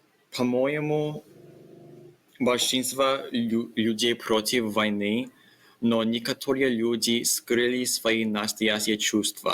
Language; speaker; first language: Russian; non-native, learner; English